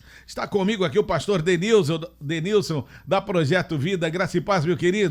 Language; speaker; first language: Portuguese; native; Portuguese